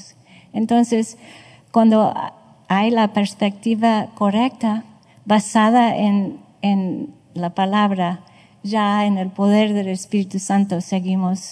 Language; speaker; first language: Spanish; non-native, fluent; English